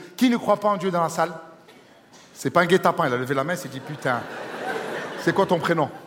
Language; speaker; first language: French; native; French